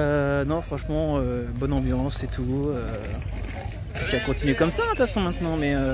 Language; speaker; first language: French; native; French